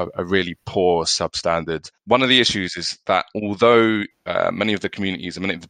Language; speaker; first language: English; native; English